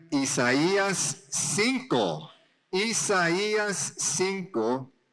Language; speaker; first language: Spanish; non-native, learner; English